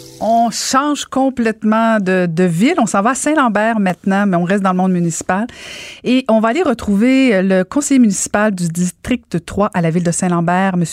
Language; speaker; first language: French; native; French